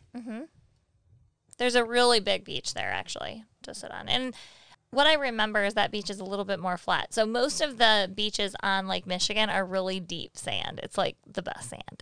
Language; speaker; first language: English; native; English